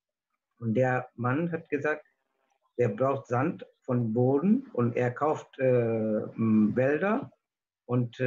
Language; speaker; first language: German; non-native, learner; Tamil